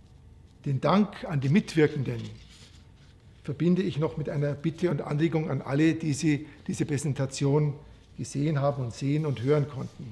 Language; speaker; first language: German; native; German